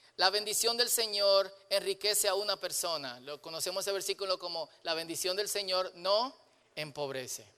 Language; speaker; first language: Spanish; native; Spanish